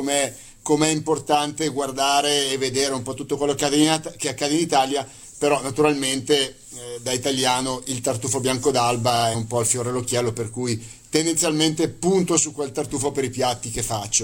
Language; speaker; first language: Italian; native; Italian